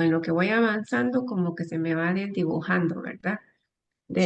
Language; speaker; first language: Spanish; native; Spanish